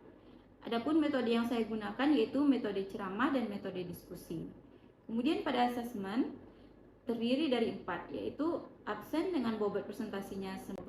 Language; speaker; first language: Indonesian; native; Indonesian